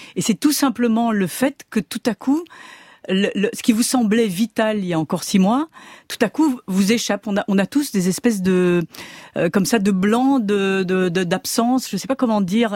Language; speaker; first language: French; native; French